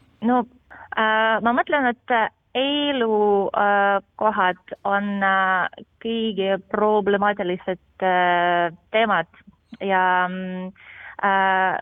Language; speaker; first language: Estonian; non-native, learner; Ukrainian